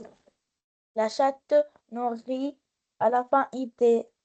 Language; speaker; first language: French; non-native, local second language; Arabic